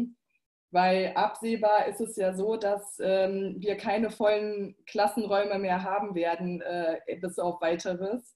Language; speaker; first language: German; native; German